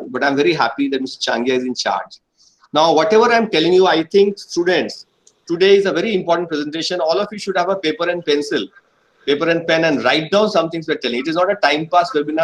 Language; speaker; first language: English; non-native, local second language; Bangla